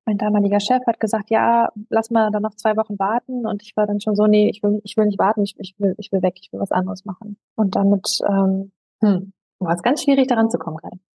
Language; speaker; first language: German; native; German